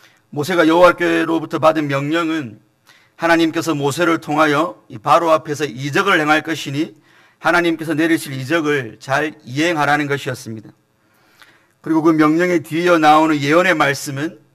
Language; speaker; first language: Korean; native; Korean